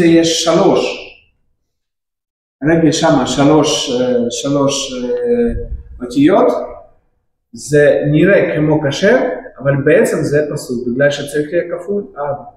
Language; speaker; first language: Hebrew; non-native, fluent; Russian